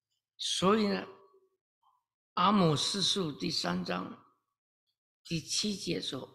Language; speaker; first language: Chinese; early bilingual, heritage; Chinese